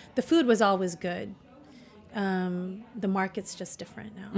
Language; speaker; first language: English; native; English